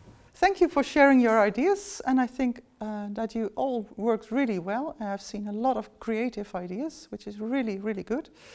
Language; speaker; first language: English; non-native, fluent; Dutch